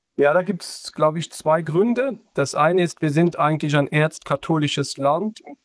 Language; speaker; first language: German; non-native, local second language; Luxembourgish